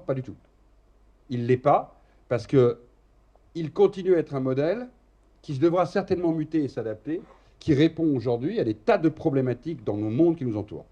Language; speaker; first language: French; native; French